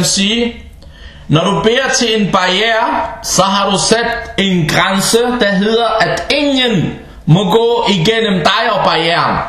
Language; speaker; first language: Danish; early bilingual, other home language; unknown